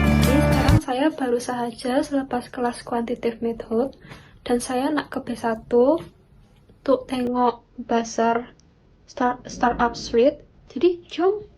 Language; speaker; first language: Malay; non-native, learner; Indonesian